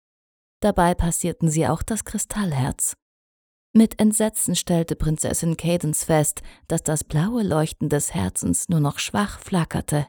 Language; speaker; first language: German; native; German